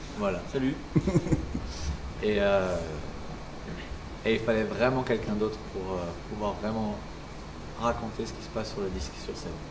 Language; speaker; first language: French; native; French